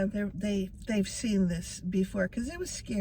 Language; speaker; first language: English; native; English